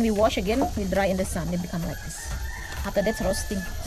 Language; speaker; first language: English; non-native, learner; Indonesian